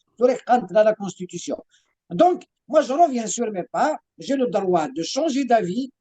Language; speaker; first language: French; non-native, local second language; Kabyle